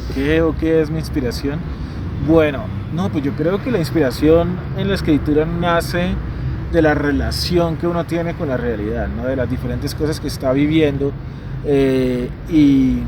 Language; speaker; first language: Spanish; native; Spanish